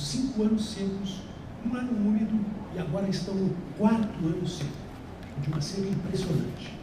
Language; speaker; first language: Portuguese; native; Portuguese